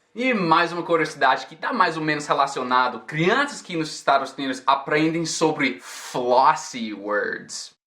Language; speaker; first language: Portuguese; non-native, fluent; English